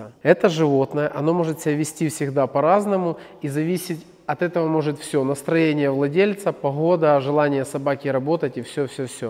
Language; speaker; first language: Russian; native; Russian